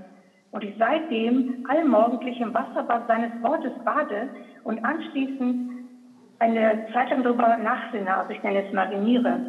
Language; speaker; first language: German; native; German